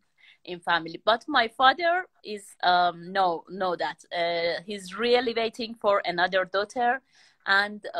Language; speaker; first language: English; non-native, learner; Persian